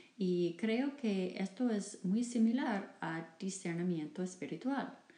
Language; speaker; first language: Spanish; non-native, fluent; English